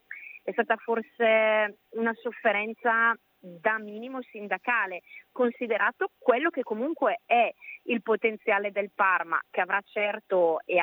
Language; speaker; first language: Italian; native; Italian